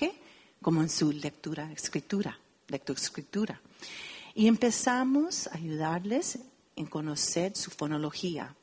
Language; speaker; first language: Spanish; early bilingual, heritage; Spanish